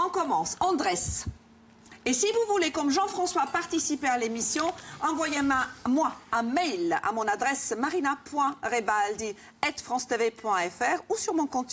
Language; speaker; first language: French; native; French